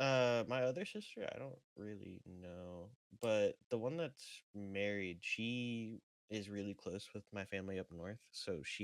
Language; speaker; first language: English; native; English